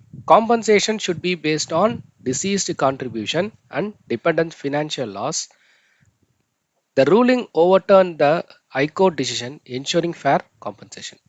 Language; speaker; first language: English; non-native, local second language; Tamil